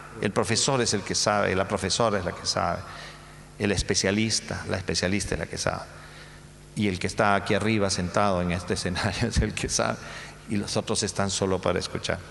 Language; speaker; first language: Spanish; native; Spanish